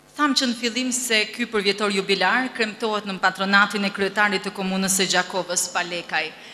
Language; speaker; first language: Albanian; native; Albanian